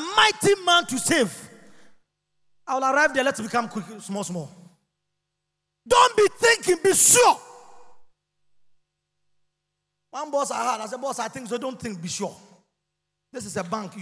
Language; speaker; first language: English; non-native, local second language; Akan